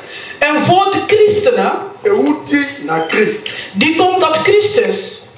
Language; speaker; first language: Dutch; non-native, learner; Lingala